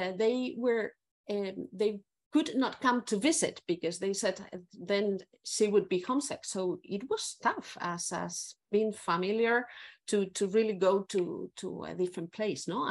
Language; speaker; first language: English; non-native, fluent; Spanish